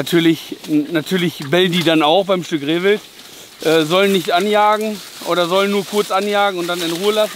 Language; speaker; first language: German; native; German